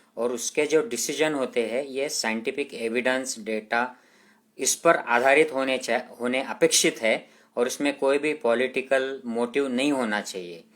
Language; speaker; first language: Hindi; non-native, local second language; Marathi